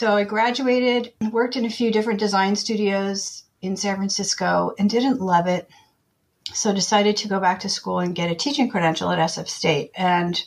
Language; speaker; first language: English; native; English